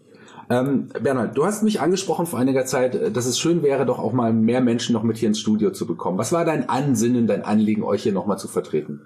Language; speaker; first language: German; native; German